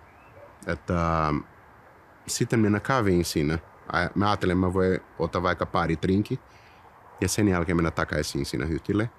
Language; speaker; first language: Finnish; non-native, fluent; Portuguese